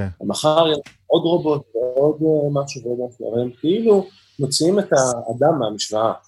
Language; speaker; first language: Hebrew; native; Hebrew